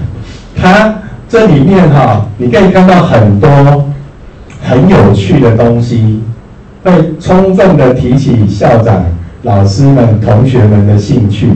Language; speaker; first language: Chinese; native; Chinese